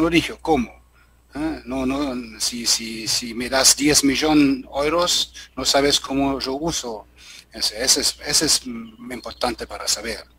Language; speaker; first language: Spanish; non-native, learner; German